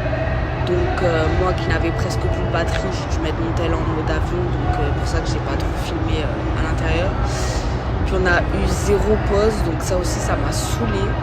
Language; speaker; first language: French; native; French